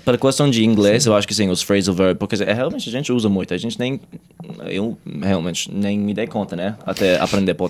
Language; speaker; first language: Portuguese; non-native, fluent; English